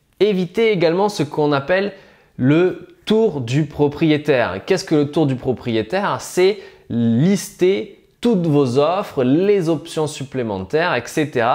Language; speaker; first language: French; native; French